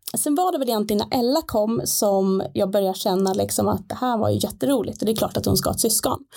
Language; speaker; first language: Swedish; native; Swedish